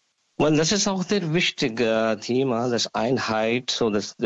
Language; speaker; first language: German; non-native, learner; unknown